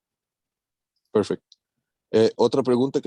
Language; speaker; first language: Spanish; native; Spanish